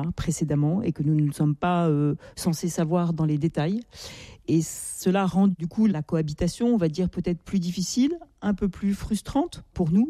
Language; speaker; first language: French; native; French